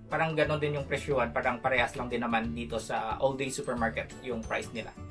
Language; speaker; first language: Filipino; non-native, local second language; Hiligaynon